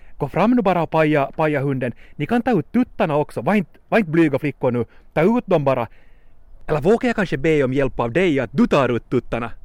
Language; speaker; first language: Swedish; native; Swedish